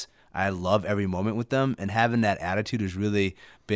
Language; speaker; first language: English; early bilingual, other home language; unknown